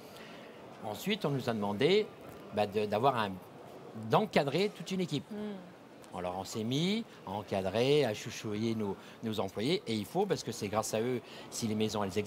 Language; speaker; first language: French; native; French